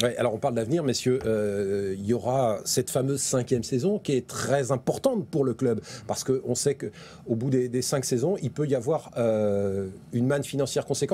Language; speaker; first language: French; native; French